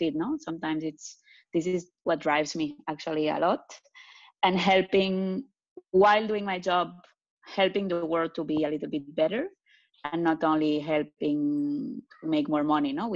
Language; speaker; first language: English; non-native, fluent; Spanish